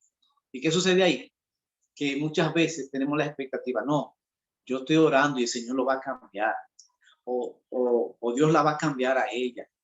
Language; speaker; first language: Spanish; native; Spanish